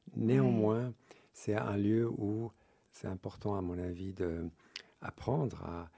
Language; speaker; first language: French; early bilingual, other home language; English